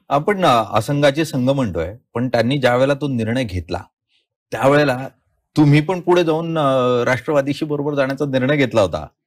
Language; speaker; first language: Marathi; native; Marathi